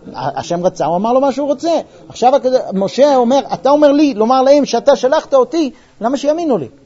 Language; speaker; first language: Hebrew; non-native, fluent; English